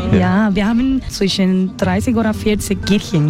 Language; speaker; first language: German; non-native, fluent; Spanish